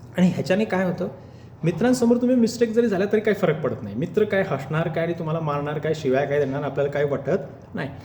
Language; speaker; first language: Marathi; native; Marathi